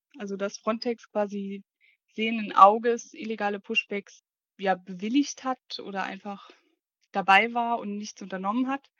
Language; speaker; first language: German; native; German